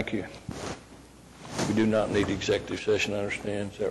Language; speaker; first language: English; native; English